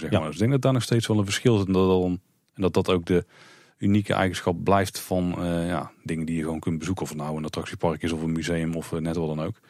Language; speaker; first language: Dutch; native; Dutch